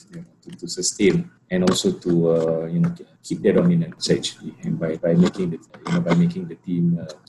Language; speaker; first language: English; non-native, local second language; Malay